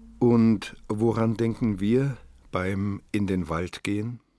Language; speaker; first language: German; native; German